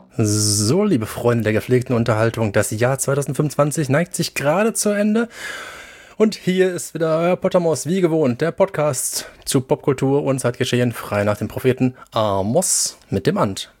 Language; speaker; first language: German; native; German